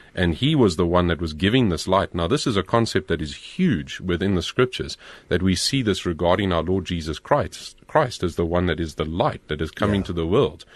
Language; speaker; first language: English; native; English